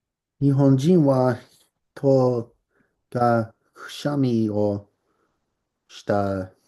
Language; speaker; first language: Japanese; non-native, learner; English